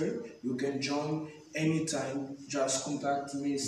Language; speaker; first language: English; non-native, fluent; Portuguese